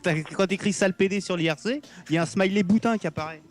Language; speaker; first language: French; native; French